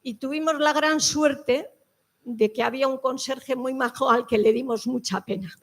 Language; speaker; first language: Spanish; native; Spanish